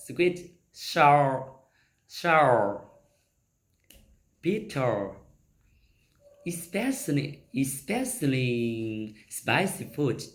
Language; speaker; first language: English; non-native, learner; Vietnamese